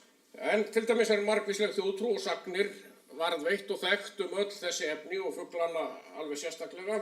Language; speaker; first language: Icelandic; native; Icelandic